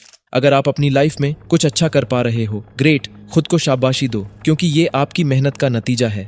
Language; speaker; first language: Hindi; native; Hindi